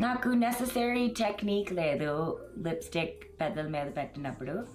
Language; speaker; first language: Telugu; early bilingual, heritage; Telugu